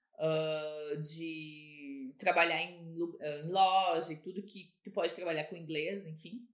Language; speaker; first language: Portuguese; native; Portuguese